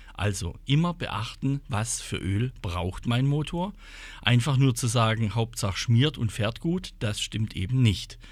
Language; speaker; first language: German; native; German